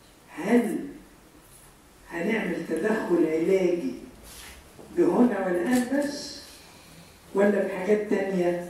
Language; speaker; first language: Arabic; native; Arabic